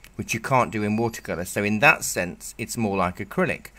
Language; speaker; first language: English; native; English